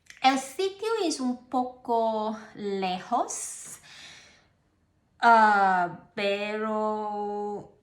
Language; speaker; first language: Spanish; non-native, learner; Cantonese